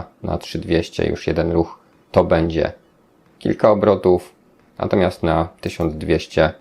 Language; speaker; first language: Polish; native; Polish